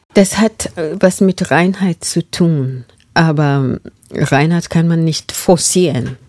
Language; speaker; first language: German; non-native, fluent; Masai